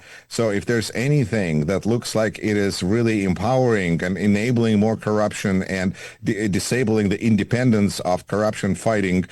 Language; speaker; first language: English; non-native, fluent; Russian